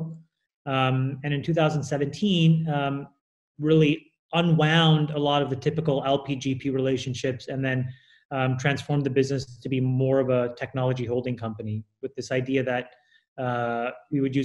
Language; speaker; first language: English; native; English